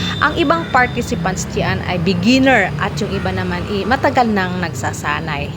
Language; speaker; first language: Filipino; non-native, local second language; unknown